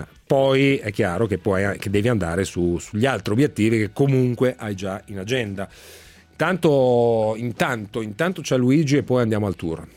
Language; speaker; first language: Italian; native; Italian